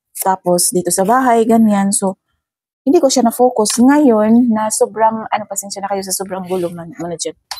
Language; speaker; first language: Filipino; non-native, local second language; Cebuano